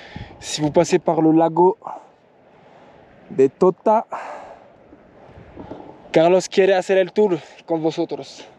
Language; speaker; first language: Spanish; non-native, learner; French